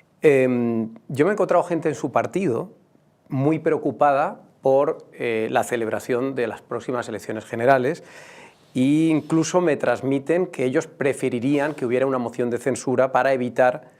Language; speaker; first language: Spanish; native; Spanish